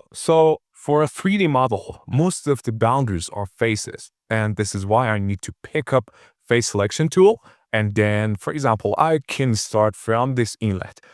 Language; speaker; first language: English; non-native, fluent; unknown